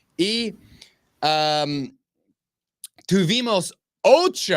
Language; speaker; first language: Spanish; non-native, learner; English